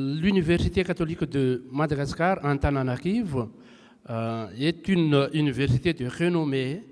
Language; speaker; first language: French; non-native, local second language; Malagasy